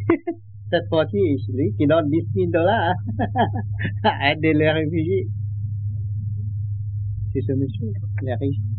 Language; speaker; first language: French; non-native, learner; Vietnamese